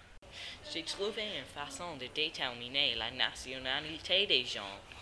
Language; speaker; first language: French; non-native, learner; English